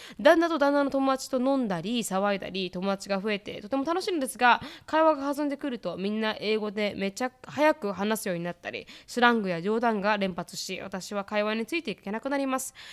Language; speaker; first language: Japanese; native; Japanese